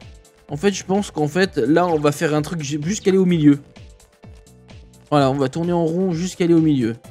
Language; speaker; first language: French; native; French